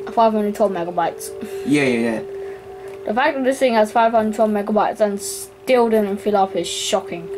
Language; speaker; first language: English; native; English